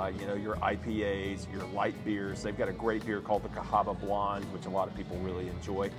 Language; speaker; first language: English; native; English